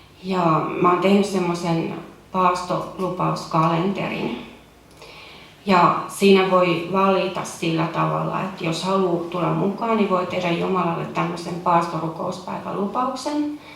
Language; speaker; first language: Finnish; native; Finnish